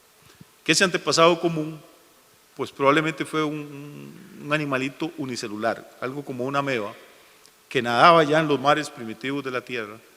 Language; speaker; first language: Spanish; native; Spanish